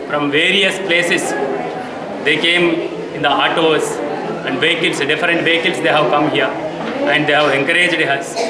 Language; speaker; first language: English; non-native, local second language; Telugu